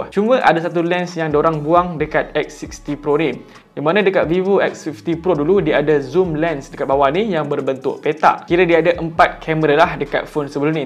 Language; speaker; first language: Malay; native; Malay